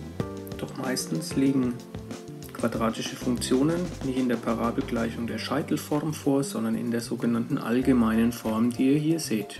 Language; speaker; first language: German; native; German